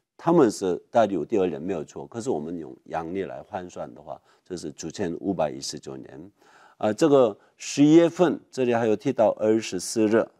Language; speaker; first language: Chinese; non-native, fluent; Korean